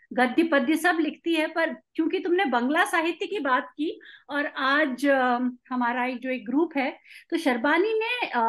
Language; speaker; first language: Hindi; non-native, local second language; Tamil